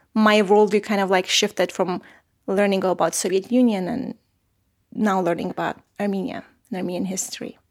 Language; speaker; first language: English; non-native, fluent; Armenian